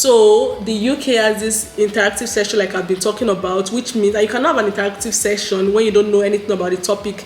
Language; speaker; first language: English; non-native, local second language; Yoruba